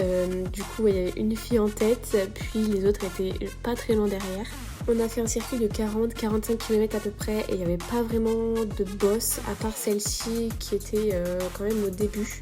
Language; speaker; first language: French; native; French